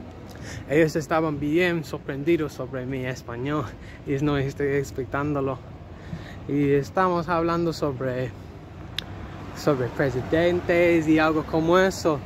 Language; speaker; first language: Spanish; non-native, learner; English